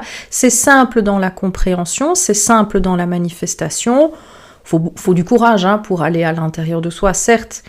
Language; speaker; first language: French; native; French